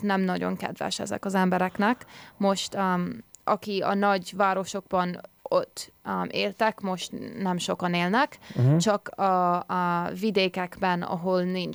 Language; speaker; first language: Hungarian; non-native, learner; English